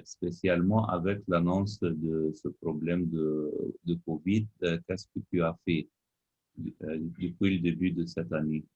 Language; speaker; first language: French; non-native, fluent; Arabic